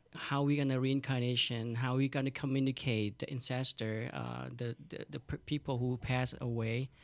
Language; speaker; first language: English; non-native, learner; Thai